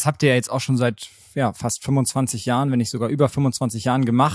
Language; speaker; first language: German; native; German